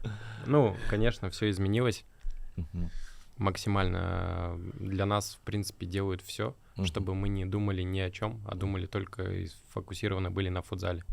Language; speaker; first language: Russian; native; Russian